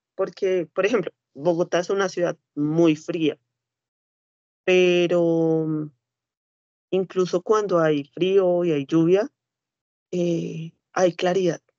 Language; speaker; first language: Spanish; native; Spanish